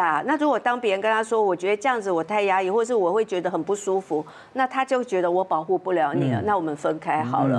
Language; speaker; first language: Chinese; native; Chinese